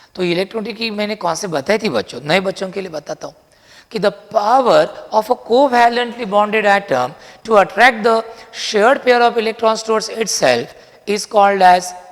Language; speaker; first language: Hindi; non-native, local second language; Marathi